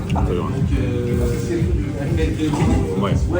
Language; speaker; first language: Japanese; non-native, fluent; French